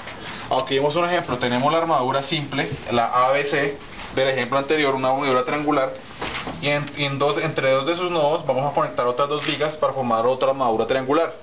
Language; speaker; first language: Spanish; native; Spanish